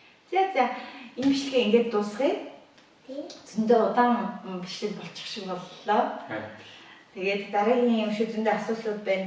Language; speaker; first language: Mongolian; native; Mongolian